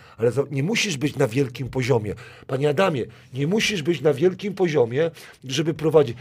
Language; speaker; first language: Polish; native; Polish